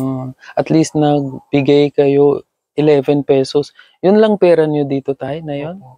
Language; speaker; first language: Filipino; non-native, learner; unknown